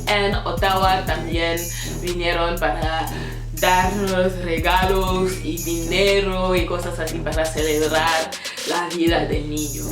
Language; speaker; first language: Spanish; non-native, fluent; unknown